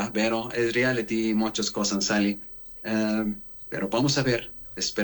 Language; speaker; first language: Spanish; non-native, learner; Arabic